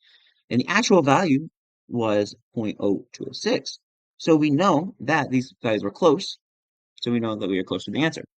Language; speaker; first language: English; native; English